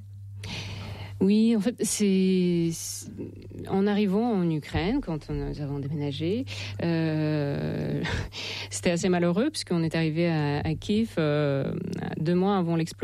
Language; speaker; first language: French; non-native, fluent; Russian